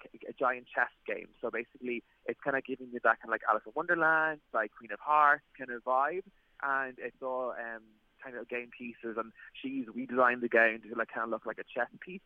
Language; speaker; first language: English; native; English